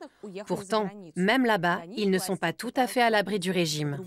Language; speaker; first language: French; native; French